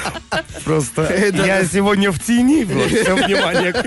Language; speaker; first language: Russian; non-native, learner; Spanish